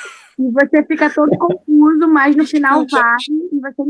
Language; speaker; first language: Portuguese; native; Portuguese